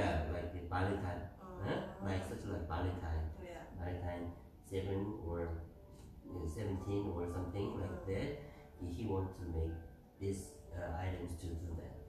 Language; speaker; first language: English; non-native, learner; Korean